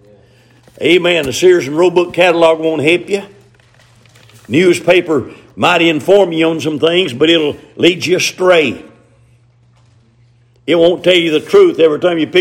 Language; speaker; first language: English; native; English